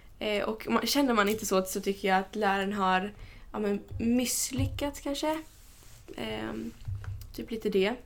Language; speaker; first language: Swedish; early bilingual, other home language; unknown